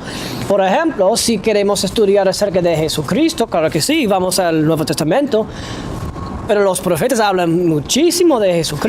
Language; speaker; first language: Spanish; non-native, fluent; English